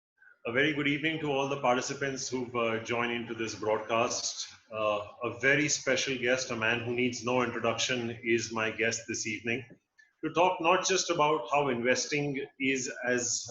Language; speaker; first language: English; non-native, local second language; Hindi